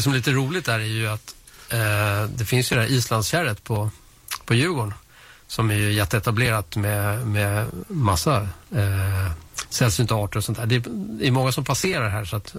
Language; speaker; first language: Swedish; native; Swedish